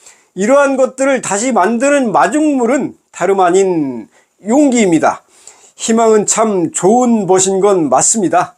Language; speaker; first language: Korean; native; Korean